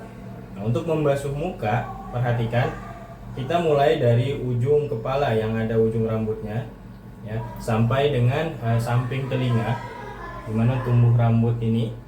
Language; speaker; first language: Indonesian; native; Indonesian